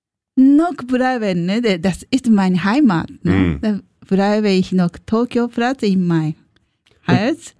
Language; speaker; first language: German; non-native, learner; Japanese